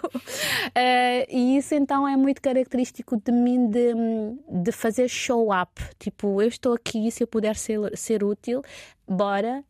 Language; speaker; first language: Portuguese; non-native, local second language; Kabuverdianu